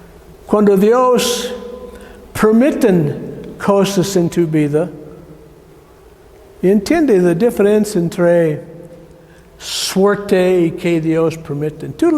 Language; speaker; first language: Spanish; non-native, learner; English